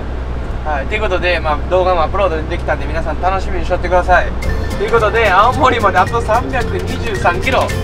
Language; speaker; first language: Japanese; native; Japanese